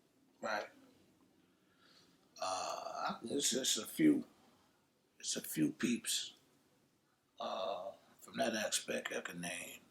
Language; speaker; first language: English; native; English